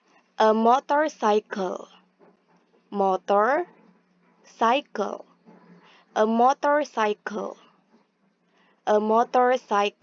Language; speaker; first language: English; non-native, fluent; Indonesian